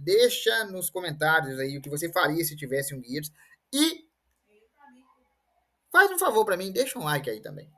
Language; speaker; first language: Portuguese; native; Portuguese